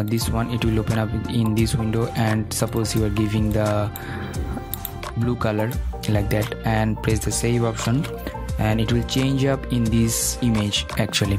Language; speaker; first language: English; non-native, fluent; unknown